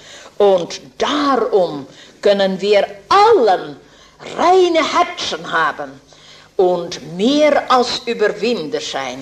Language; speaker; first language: German; non-native, fluent; Dutch